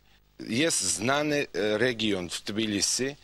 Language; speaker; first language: Polish; non-native, fluent; Georgian